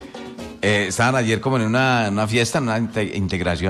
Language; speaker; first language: Spanish; native; Spanish